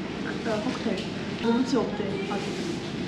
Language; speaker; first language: Korean; non-native, learner; Uzbek